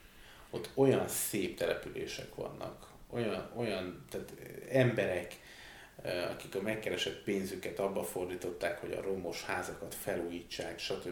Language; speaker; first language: Hungarian; native; Hungarian